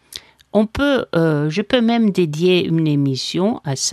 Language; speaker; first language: French; non-native, fluent; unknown